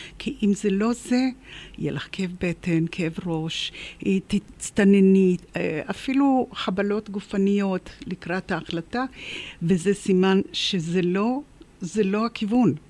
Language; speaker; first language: Hebrew; early bilingual, other home language; Polish